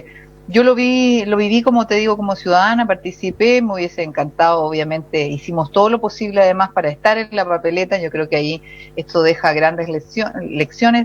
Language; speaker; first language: Spanish; native; Spanish